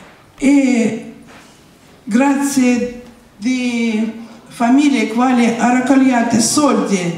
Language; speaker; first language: Italian; non-native, learner; Russian